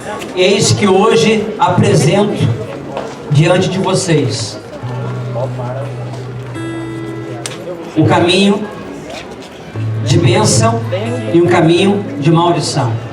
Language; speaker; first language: Portuguese; native; Portuguese